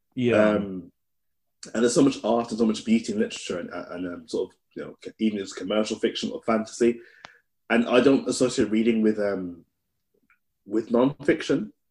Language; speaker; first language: English; native; English